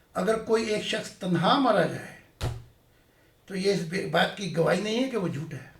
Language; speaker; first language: Urdu; native; Urdu